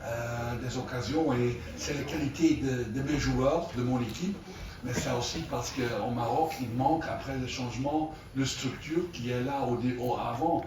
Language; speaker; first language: French; non-native, learner; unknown